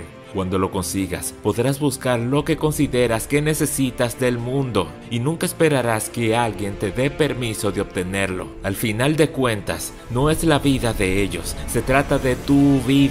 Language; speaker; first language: Spanish; native; Spanish